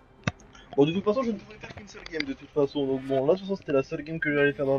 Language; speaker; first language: French; native; French